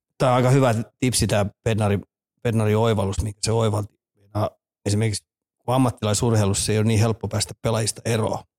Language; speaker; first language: Finnish; native; Finnish